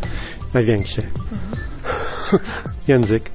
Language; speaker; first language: Polish; non-native, fluent; English